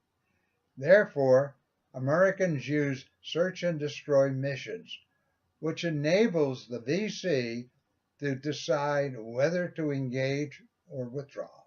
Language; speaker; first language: English; native; English